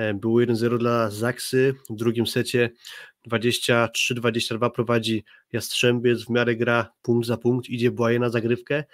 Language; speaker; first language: Polish; native; Polish